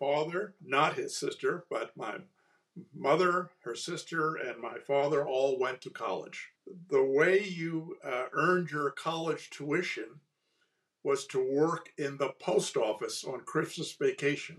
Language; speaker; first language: English; native; English